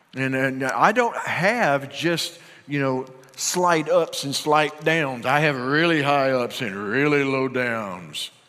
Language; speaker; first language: English; native; English